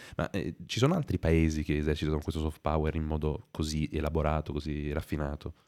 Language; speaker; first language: Italian; native; Italian